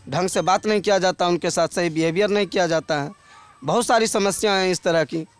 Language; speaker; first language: Hindi; native; Hindi